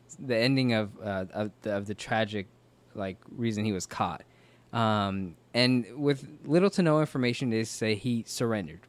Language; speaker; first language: English; native; English